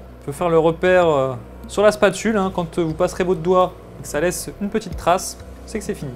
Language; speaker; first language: French; native; French